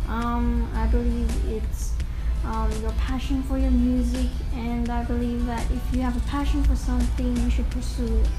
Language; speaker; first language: English; native; English